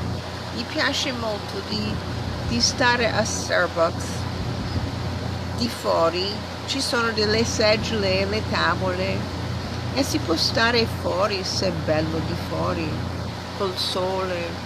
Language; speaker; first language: Italian; early bilingual, heritage; Italian